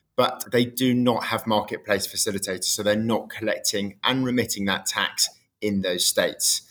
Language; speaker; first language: English; native; English